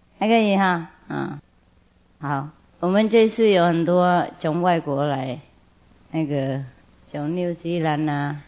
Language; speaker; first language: Chinese; non-native, fluent; Vietnamese